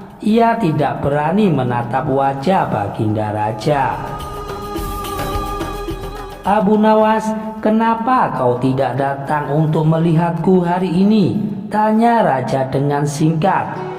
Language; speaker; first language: Indonesian; native; Indonesian